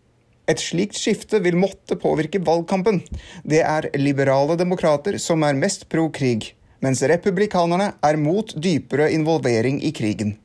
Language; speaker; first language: Norwegian; native; Norwegian